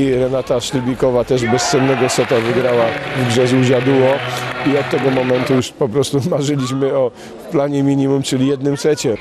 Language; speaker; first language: Polish; native; Polish